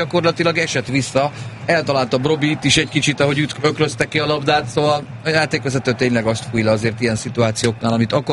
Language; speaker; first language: Hungarian; native; Hungarian